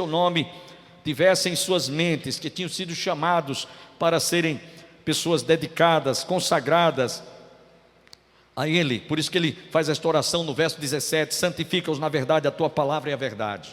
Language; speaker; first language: Portuguese; native; Portuguese